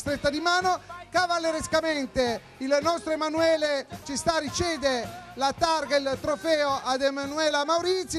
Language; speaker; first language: Italian; native; Italian